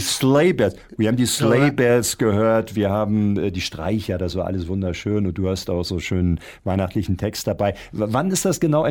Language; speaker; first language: German; native; German